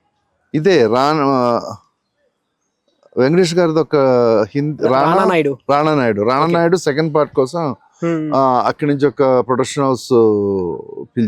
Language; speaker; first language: Telugu; non-native, local second language; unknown